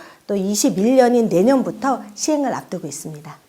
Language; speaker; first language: Korean; native; Korean